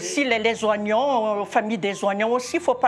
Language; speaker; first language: French; non-native, local second language; Malagasy